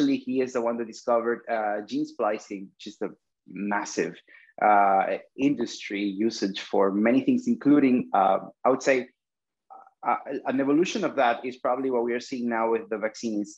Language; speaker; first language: English; non-native, fluent; Spanish